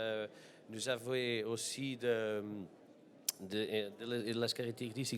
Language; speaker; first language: French; non-native, learner; Portuguese